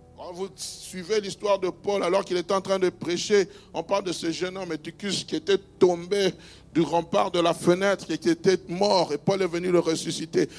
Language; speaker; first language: French; non-native, local second language; Luba-Lulua